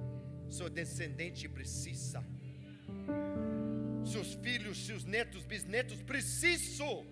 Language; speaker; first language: Portuguese; non-native, learner; English